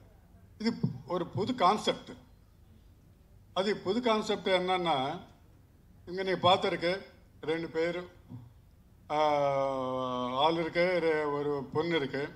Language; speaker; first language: Tamil; non-native, learner; Telugu